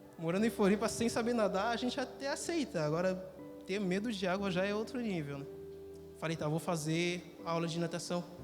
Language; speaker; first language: Portuguese; non-native, fluent; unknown